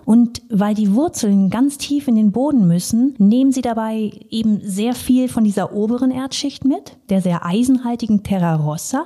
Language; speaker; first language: German; native; German